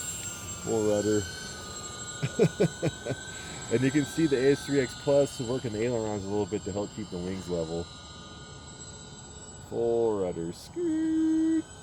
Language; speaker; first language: English; native; English